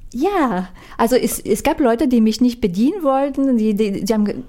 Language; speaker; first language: German; non-native, fluent; French